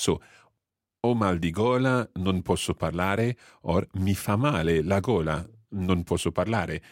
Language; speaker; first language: Italian; non-native, fluent; English